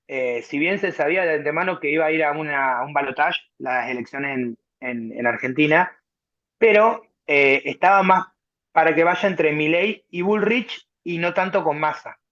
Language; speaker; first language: Spanish; native; Spanish